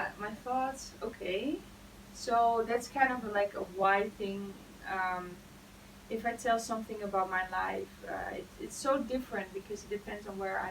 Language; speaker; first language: English; non-native, fluent; Dutch